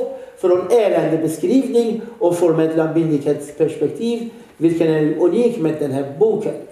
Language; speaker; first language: Swedish; non-native, fluent; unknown